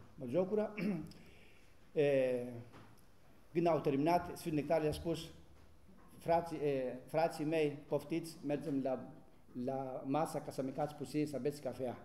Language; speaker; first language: Romanian; non-native, learner; Greek